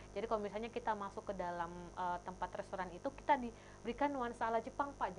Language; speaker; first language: Indonesian; native; Indonesian